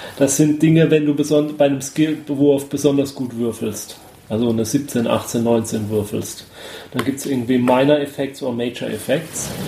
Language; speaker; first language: German; native; German